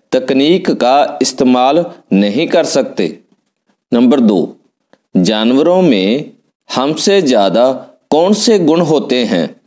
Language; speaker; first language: Hindi; non-native, local second language; Punjabi